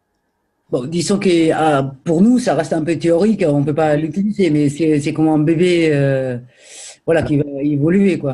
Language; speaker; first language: French; native; French